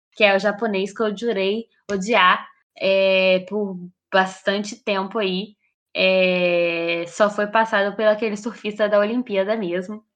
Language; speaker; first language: Portuguese; native; Portuguese